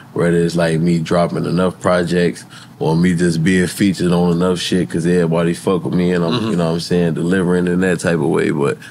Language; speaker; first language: English; native; English